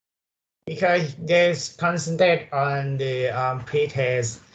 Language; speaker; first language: English; non-native, learner; Thai